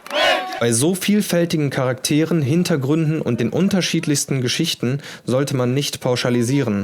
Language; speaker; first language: German; native; German